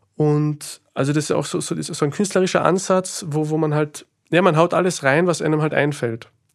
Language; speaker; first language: German; native; German